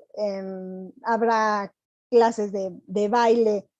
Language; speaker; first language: Spanish; native; Spanish